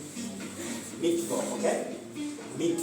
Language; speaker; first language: German; non-native, learner; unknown